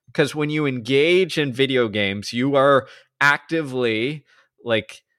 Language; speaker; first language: English; native; English